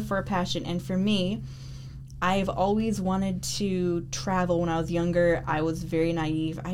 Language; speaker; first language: English; native; English